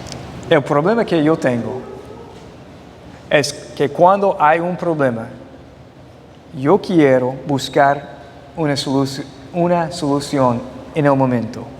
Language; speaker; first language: Spanish; non-native, fluent; English